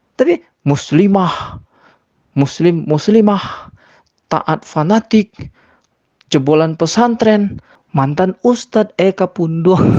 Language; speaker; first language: Indonesian; native; Indonesian